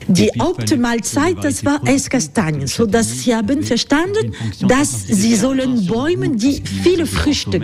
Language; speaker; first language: German; non-native, learner; French